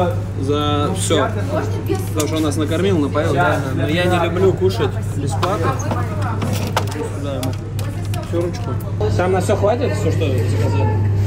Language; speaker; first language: Russian; native; Russian